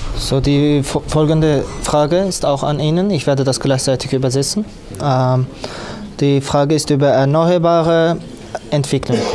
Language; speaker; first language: German; non-native, learner; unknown